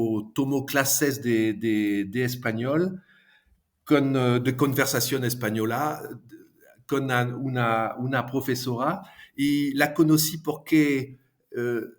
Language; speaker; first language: Spanish; non-native, fluent; French